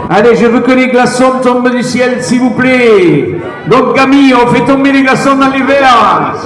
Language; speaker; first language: French; native; French